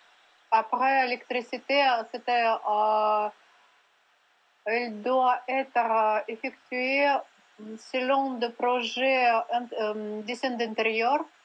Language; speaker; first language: French; non-native, learner; Russian